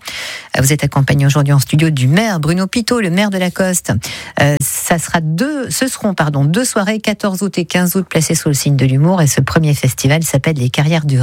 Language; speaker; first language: French; native; French